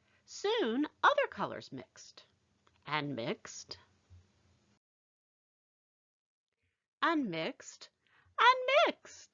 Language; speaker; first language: English; native; English